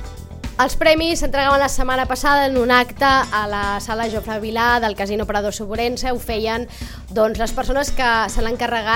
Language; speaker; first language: Catalan; native; Catalan